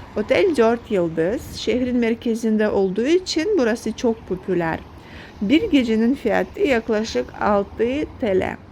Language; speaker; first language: Turkish; non-native, fluent; Russian